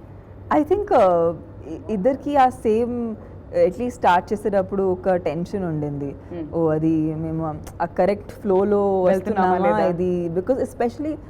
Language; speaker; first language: Telugu; non-native, fluent; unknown